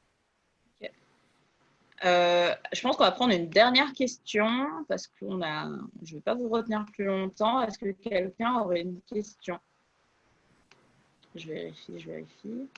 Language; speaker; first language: French; native; French